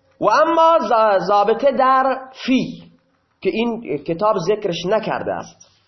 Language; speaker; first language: Persian; non-native, local second language; Baluchi